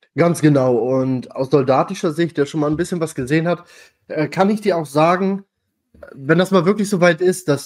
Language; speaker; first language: German; native; German